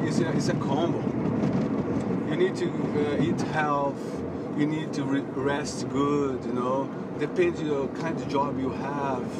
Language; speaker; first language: English; non-native, learner; Portuguese